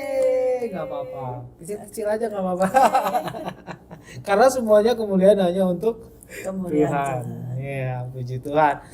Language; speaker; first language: Indonesian; native; Indonesian